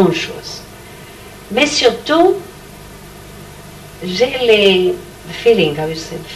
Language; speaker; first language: French; non-native, learner; Hebrew